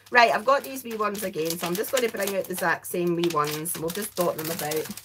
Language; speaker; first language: English; native; English